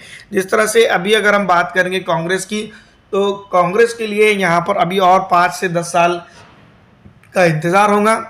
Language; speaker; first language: Hindi; native; Hindi